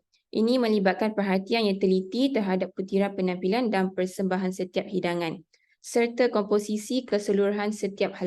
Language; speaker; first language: Malay; native; Malay